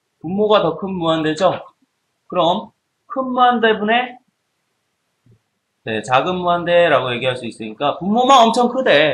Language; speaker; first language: Korean; native; Korean